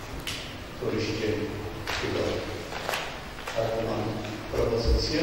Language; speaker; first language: Polish; native; Polish